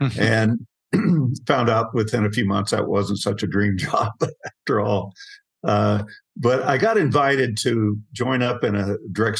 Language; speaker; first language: English; native; English